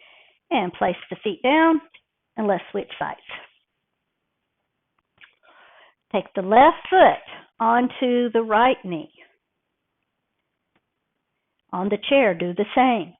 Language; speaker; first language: English; native; English